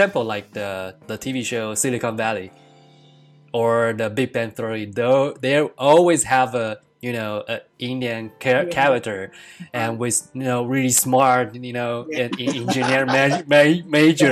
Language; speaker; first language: English; non-native, fluent; Chinese